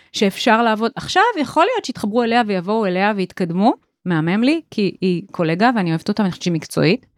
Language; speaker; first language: Hebrew; native; Hebrew